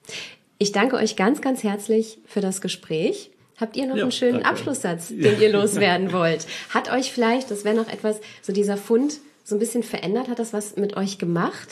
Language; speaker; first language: German; native; German